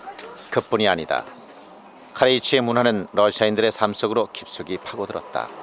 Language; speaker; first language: Korean; native; Korean